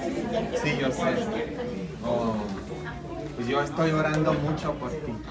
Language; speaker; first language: Spanish; non-native, fluent; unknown